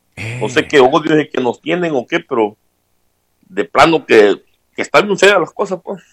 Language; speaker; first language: Spanish; native; Spanish